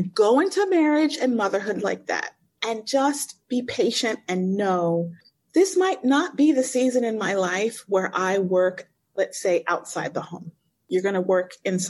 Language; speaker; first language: English; native; English